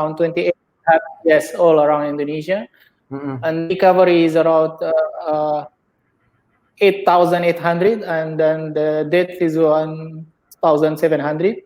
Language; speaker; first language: English; non-native, learner; Indonesian